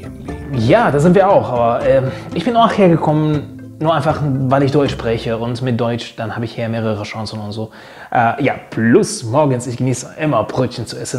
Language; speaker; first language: German; non-native, fluent; Arabic